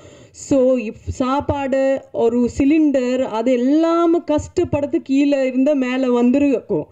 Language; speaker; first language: Tamil; non-native, fluent; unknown